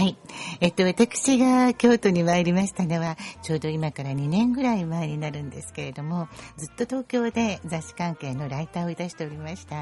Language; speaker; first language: Japanese; native; Japanese